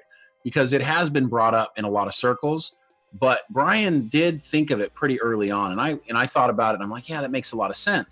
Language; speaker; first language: English; native; English